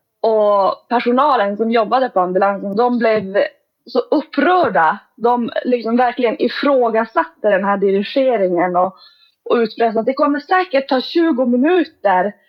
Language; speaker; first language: Swedish; native; Swedish